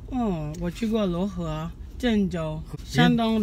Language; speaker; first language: Chinese; non-native, fluent; English